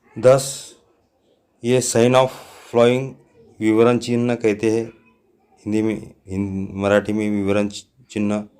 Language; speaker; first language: Hindi; non-native, local second language; Urdu